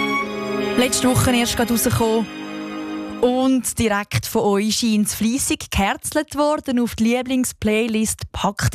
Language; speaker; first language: German; native; German